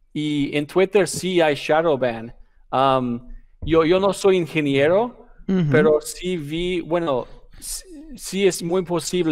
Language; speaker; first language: Spanish; non-native, fluent; English